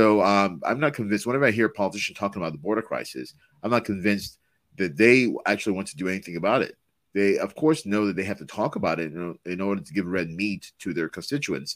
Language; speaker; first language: English; non-native, local second language; Yoruba